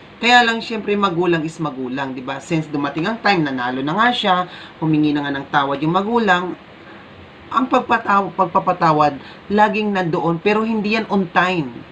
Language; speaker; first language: Filipino; native; Filipino